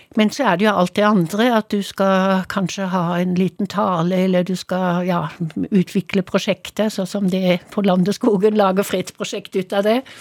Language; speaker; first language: Norwegian; non-native, fluent; German